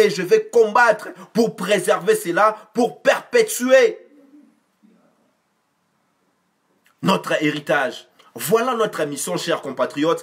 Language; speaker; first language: French; non-native, local second language; Lingala